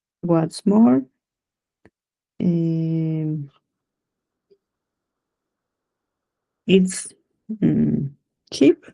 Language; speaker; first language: English; non-native, learner; Spanish